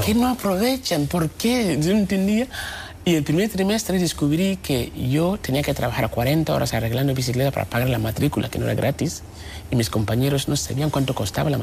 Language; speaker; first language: Spanish; non-native, fluent; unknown